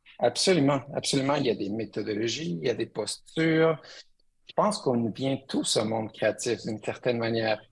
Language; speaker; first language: French; early bilingual, other home language; Spanish